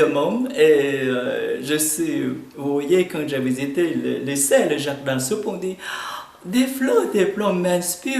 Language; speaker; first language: French; non-native, fluent; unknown